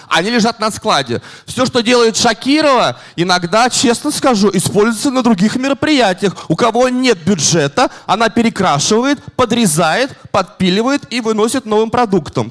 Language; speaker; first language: Russian; native; Russian